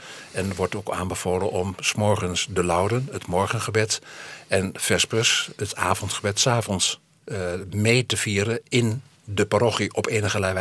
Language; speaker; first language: Dutch; native; Dutch